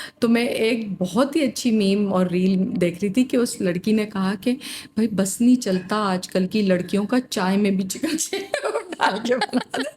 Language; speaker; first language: Urdu; native; Urdu